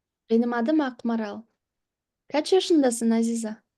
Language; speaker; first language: Turkish; non-native, fluent; Kyrgyz